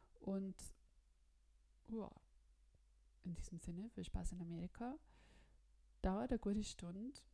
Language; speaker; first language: German; native; German